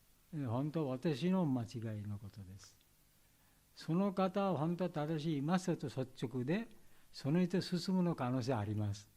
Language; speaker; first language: Japanese; non-native, learner; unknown